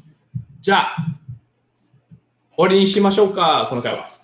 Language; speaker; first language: Japanese; non-native, learner; English